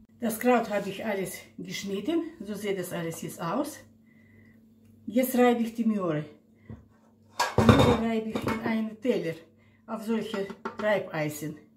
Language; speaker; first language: German; non-native, local second language; Russian